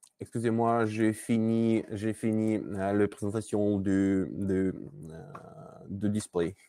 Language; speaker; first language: French; non-native, learner; Russian